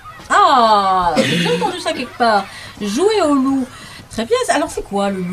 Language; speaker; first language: French; native; French